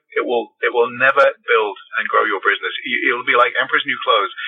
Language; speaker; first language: English; native; English